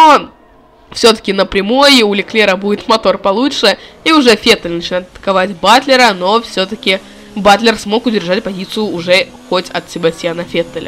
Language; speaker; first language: Russian; native; Russian